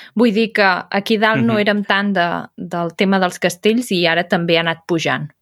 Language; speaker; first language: Catalan; native; Catalan